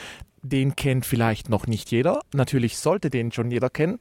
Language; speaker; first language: German; native; German